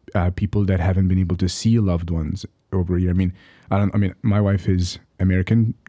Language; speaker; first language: English; early bilingual, other home language; Arabic